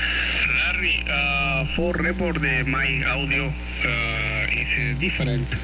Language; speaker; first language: English; non-native, learner; Spanish